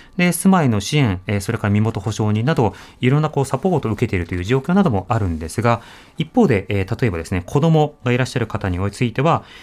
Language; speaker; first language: Japanese; native; Japanese